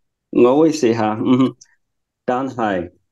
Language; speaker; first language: Chinese; non-native, learner; Bulgarian